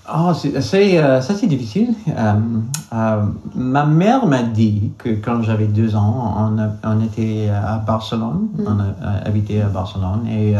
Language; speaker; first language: French; non-native, local second language; English